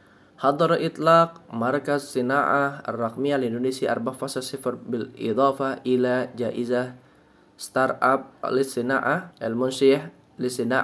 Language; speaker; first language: Arabic; non-native, fluent; Indonesian